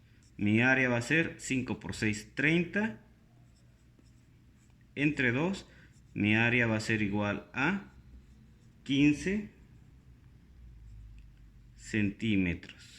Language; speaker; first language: Spanish; native; Spanish